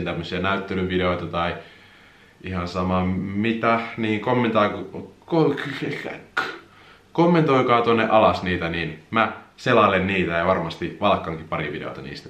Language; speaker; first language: Finnish; native; Finnish